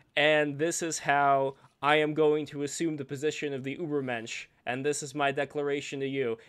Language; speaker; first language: English; early bilingual, other home language; Russian